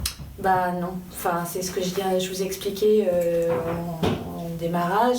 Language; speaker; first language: French; native; French